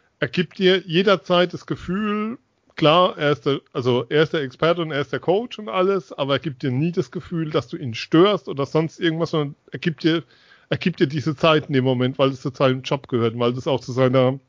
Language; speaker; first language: German; native; German